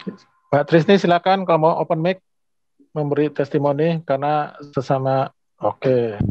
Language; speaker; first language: Indonesian; native; Indonesian